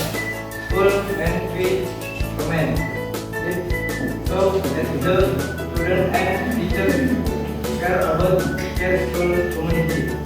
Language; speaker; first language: English; non-native, learner; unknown